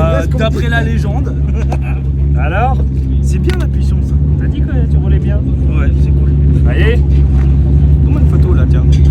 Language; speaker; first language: French; native; French